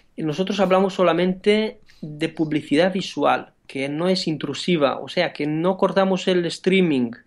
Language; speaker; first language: Spanish; non-native, fluent; Romanian